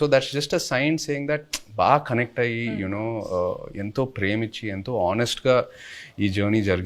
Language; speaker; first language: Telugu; native; Telugu